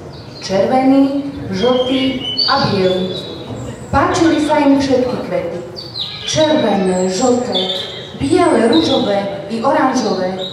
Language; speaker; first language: Slovak; native; Slovak